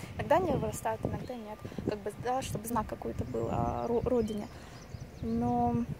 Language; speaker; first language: Russian; native; Russian